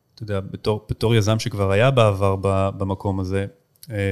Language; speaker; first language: Hebrew; native; Hebrew